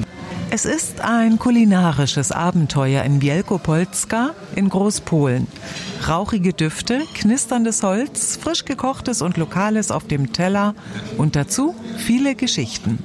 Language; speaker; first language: German; native; German